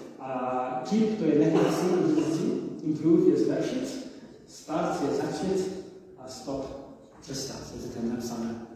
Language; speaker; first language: Czech; non-native, learner; English